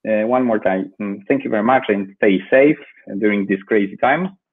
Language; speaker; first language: English; non-native, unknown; Polish